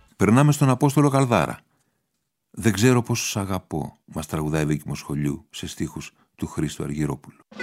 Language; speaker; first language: Greek; native; Greek